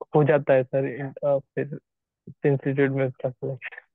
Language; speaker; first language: Hindi; native; Hindi